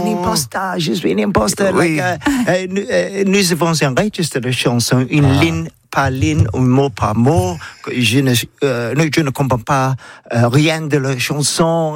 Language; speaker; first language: French; non-native, learner; English